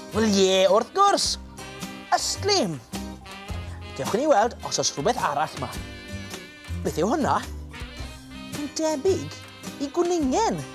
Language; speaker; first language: Welsh; native; Welsh